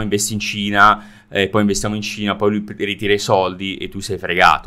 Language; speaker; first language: Italian; native; Italian